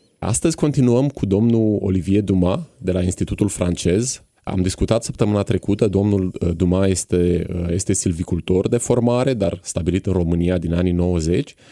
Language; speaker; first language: Romanian; native; Romanian